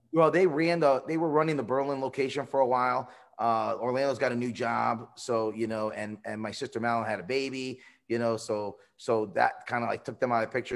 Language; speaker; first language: English; early bilingual, other home language; Spanish